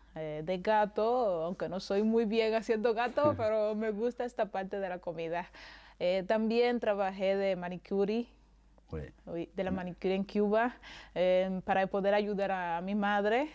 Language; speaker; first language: Spanish; non-native, local second language; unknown